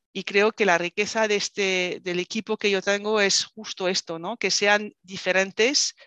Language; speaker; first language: Spanish; non-native, fluent; French